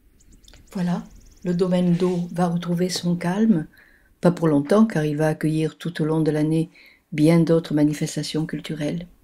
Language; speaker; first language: French; native; French